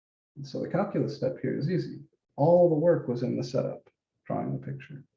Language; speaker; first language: English; native; English